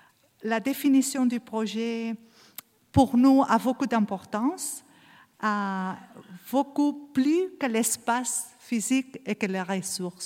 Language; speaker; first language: French; non-native, learner; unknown